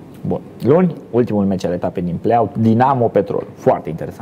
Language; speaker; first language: Romanian; native; Romanian